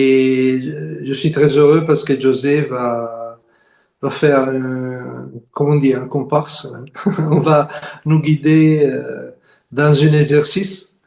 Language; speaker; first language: French; non-native, fluent; Italian